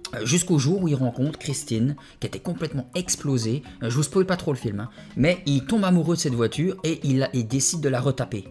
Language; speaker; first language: French; native; French